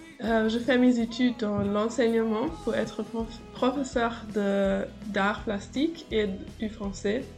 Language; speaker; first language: French; non-native, fluent; German